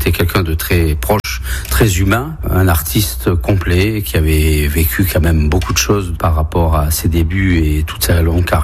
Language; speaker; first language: French; early bilingual, other home language; Spanish